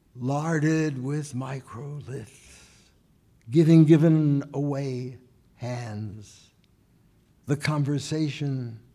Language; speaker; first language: English; native; English